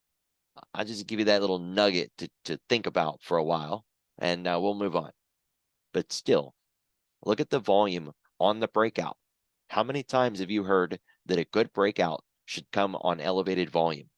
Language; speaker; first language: English; native; English